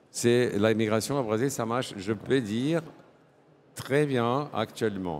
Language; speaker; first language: French; non-native, fluent; Portuguese